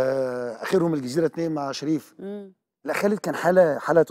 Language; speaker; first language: Arabic; native; Arabic